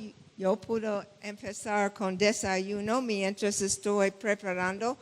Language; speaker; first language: Spanish; non-native, fluent; English